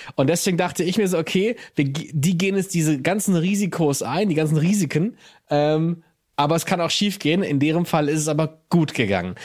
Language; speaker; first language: German; native; German